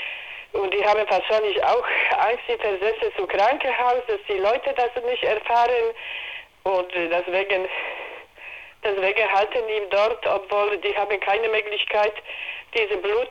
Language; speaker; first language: German; non-native, learner; Polish